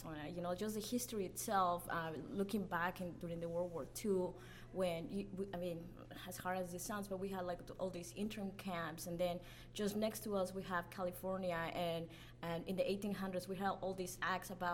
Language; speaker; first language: English; non-native, fluent; Spanish